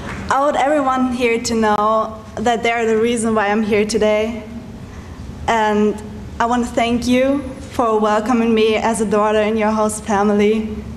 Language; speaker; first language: English; non-native, fluent; German